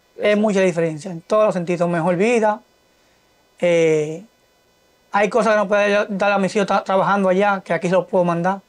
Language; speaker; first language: Spanish; native; Spanish